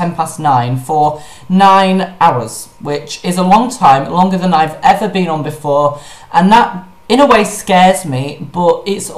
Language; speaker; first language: English; native; English